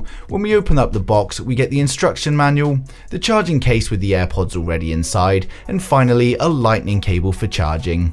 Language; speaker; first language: English; native; English